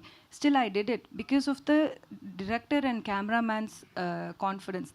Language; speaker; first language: Telugu; non-native, learner; Tamil